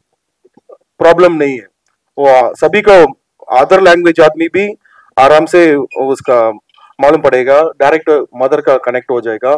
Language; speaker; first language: Hindi; non-native, local second language; Telugu